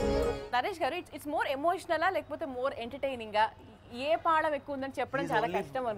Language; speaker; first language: Telugu; native; Telugu